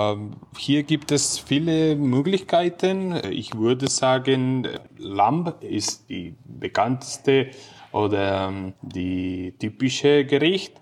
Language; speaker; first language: German; non-native, learner; Spanish